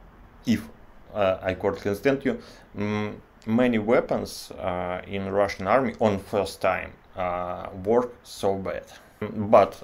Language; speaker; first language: English; non-native, learner; Russian